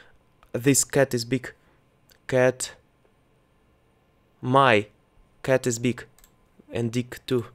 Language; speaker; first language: English; non-native, learner; Russian